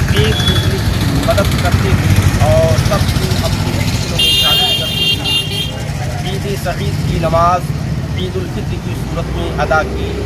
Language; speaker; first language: Urdu; native; Urdu